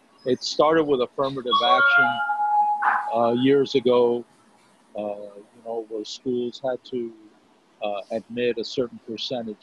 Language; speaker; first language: English; native; English